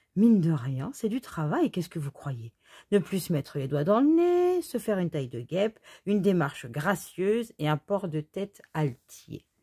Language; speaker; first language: French; native; French